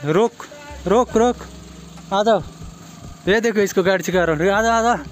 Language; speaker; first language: Hindi; non-native, local second language; Nepali